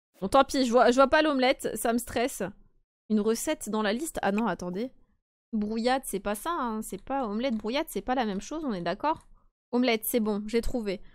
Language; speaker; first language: French; native; French